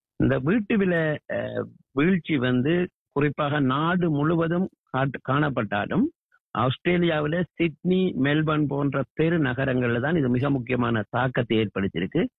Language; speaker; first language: Tamil; native; Tamil